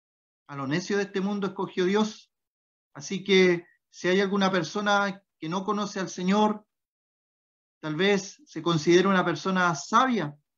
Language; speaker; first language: Spanish; native; Spanish